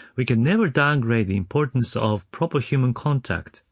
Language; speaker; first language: English; non-native, fluent; Japanese